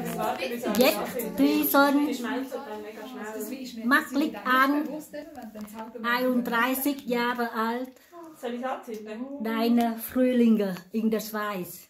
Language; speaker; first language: German; non-native, learner; Vietnamese